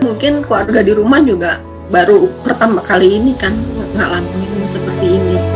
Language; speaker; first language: Indonesian; native; Indonesian